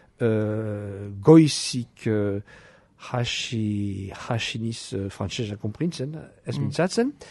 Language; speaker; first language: Basque; native; Basque